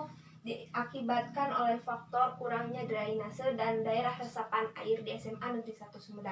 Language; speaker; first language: Indonesian; native; Indonesian